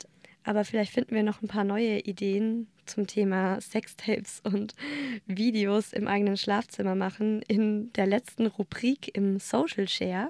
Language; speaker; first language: German; native; German